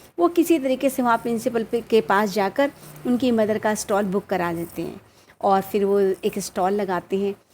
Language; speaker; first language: Hindi; native; Hindi